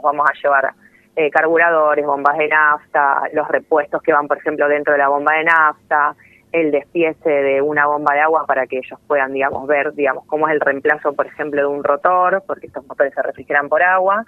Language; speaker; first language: Spanish; native; Spanish